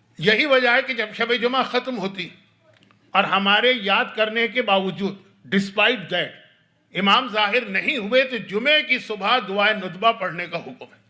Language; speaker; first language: Urdu; native; Urdu